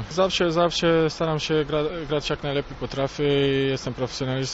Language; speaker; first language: Polish; non-native, fluent; Bosnian